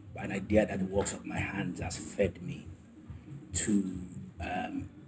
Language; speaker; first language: English; non-native, local second language; Yoruba